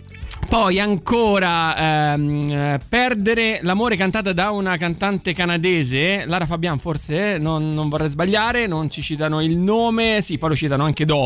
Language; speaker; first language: Italian; native; Italian